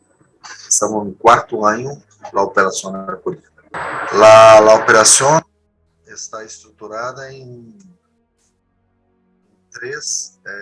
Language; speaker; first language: Spanish; non-native, learner; Portuguese